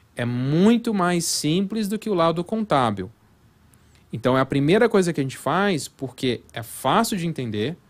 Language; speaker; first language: Portuguese; non-native, fluent; English